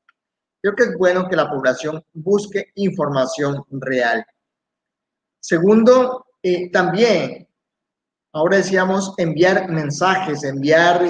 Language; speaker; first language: Spanish; native; Spanish